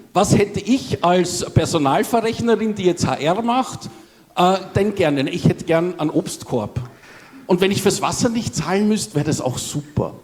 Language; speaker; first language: German; native; German